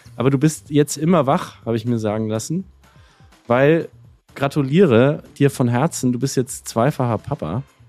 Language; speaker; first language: German; native; German